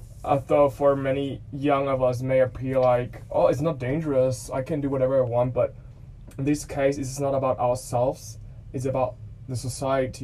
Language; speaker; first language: English; non-native, fluent; German